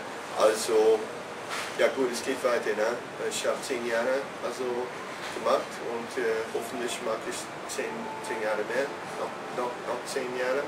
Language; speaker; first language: German; non-native, fluent; English